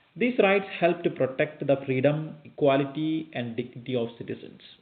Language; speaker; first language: English; non-native, local second language; Malayalam